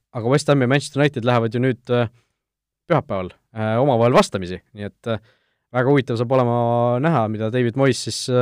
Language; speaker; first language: Estonian; native; Estonian